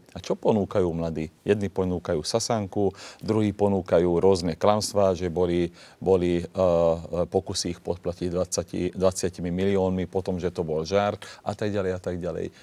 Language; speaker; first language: Slovak; non-native, local second language; Hungarian